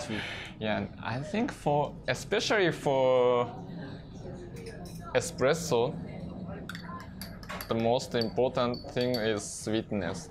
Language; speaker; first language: English; non-native, learner; Japanese